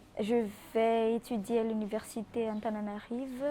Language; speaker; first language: French; non-native, local second language; Malagasy